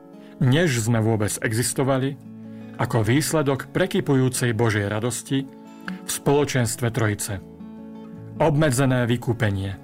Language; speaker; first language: Slovak; native; Slovak